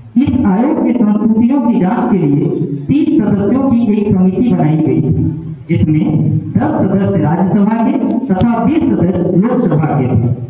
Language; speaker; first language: Hindi; native; Hindi